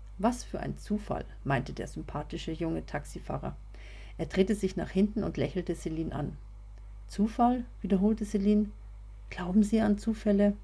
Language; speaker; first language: German; native; German